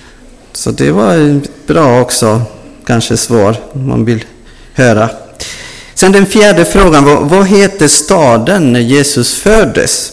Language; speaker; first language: Swedish; non-native, fluent; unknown